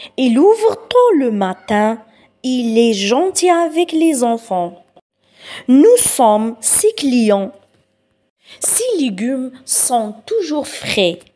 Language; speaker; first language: French; non-native, local second language; Arabic